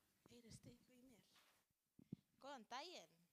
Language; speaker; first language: Icelandic; non-native, learner; Spanish